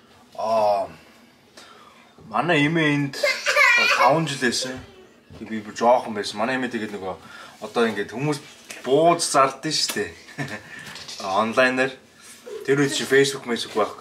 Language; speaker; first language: Mongolian; early bilingual, heritage; Mongolian